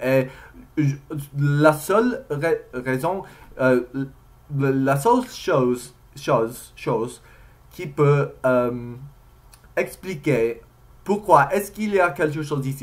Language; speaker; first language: French; non-native, learner; English